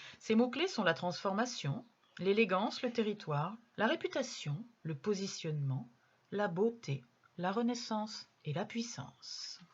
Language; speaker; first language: French; native; French